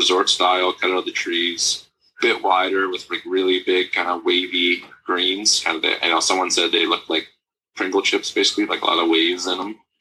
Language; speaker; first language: English; native; English